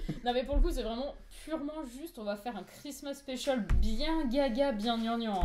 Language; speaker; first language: French; native; French